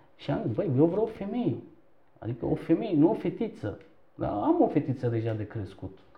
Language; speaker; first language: Romanian; non-native, fluent; Turkish